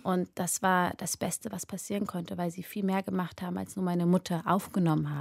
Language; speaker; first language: German; early bilingual, other home language; Amharic